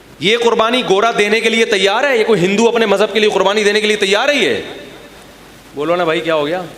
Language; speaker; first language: Urdu; native; Urdu